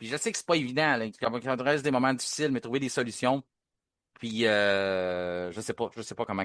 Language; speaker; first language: French; native; French